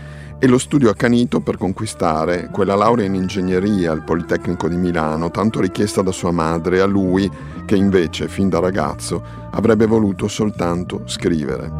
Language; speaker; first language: Italian; native; Italian